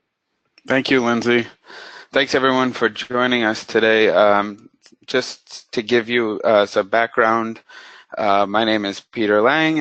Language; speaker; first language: English; native; English